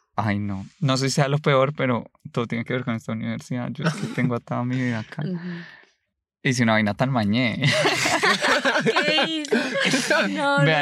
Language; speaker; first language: Spanish; native; Spanish